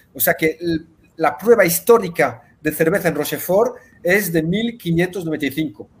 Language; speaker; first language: Spanish; early bilingual, heritage; Spanish